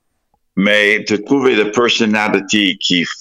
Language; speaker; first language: French; non-native, fluent; English